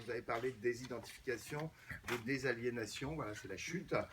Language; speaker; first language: French; native; French